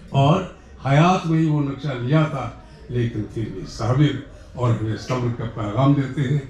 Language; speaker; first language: Urdu; non-native, local second language; Kashmiri